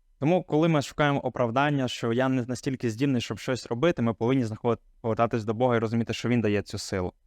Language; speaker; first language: Ukrainian; non-native, local second language; Hungarian